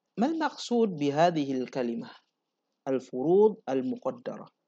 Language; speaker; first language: Arabic; non-native, fluent; Indonesian